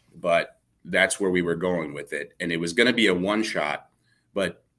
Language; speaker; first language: English; native; English